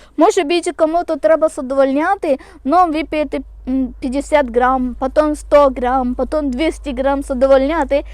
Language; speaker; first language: Ukrainian; non-native, local second language; Malayalam